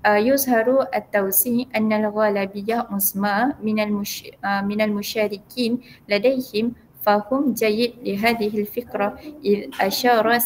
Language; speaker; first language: Arabic; non-native, learner; Malay